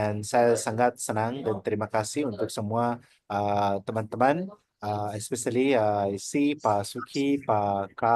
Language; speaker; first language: Indonesian; non-native, learner; Nepali